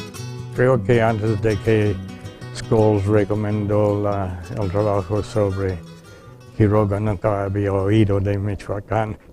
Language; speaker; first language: Spanish; non-native, fluent; English